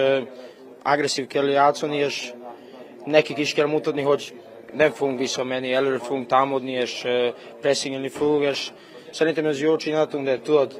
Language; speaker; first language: Hungarian; non-native, fluent; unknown